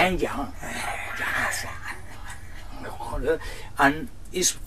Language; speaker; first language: English; non-native, learner; Spanish